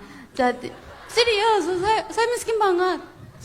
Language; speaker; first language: Indonesian; non-native, learner; Korean